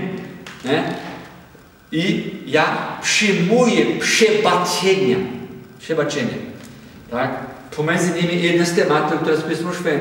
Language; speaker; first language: Polish; non-native, learner; Portuguese